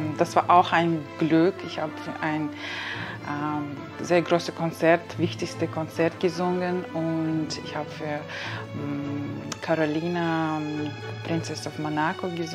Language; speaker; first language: German; non-native, fluent; Kazakh